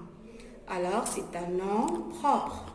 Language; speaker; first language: French; non-native, local second language; Arabic